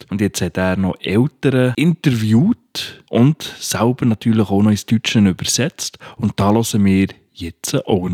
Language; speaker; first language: German; native; German